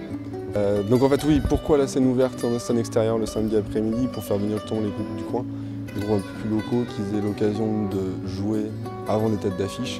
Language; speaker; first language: French; native; French